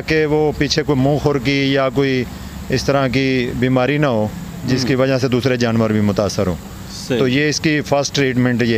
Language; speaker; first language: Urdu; non-native, local second language; Punjabi